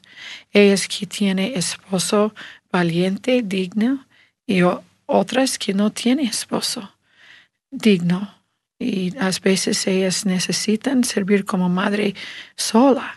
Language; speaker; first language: Spanish; non-native, learner; English